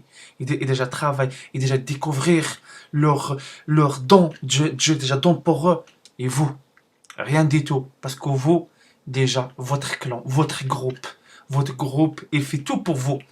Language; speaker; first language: French; non-native, learner; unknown